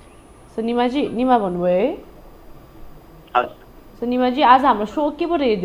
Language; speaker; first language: Nepali; native; Nepali